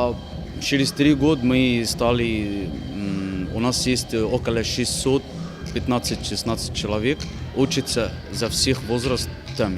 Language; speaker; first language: Russian; non-native, learner; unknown